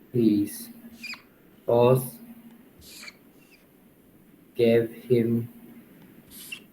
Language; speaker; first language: English; non-native, learner; Chinese